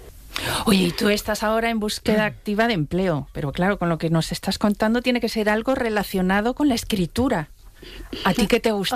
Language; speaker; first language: Spanish; native; Spanish